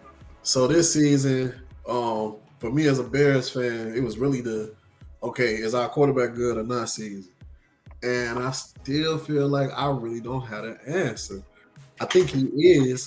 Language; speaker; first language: English; native; English